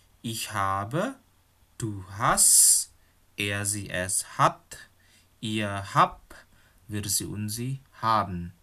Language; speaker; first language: German; non-native, fluent; Indonesian